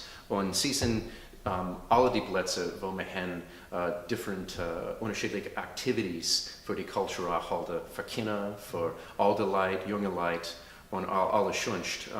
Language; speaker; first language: German; early bilingual, heritage; English